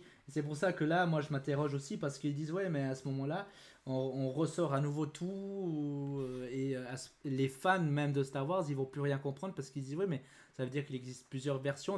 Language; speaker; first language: French; native; French